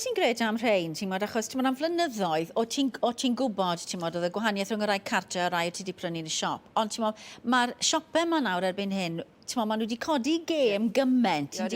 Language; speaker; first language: Welsh; native; Welsh